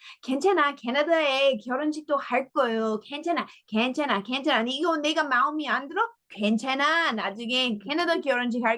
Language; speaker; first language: Korean; non-native, learner; English